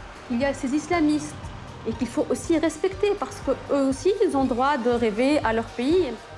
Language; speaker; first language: French; non-native, local second language; Arabic